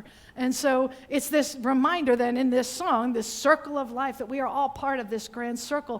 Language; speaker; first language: English; native; English